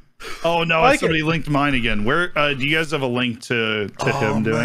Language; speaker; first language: English; native; English